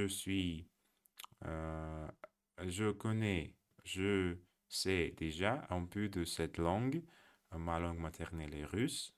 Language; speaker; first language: French; non-native, learner; Russian